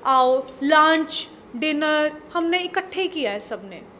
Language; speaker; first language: Hindi; non-native, local second language; Punjabi